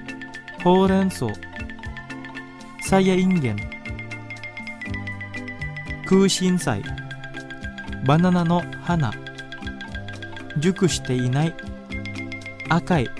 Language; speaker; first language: Japanese; non-native, fluent; Indonesian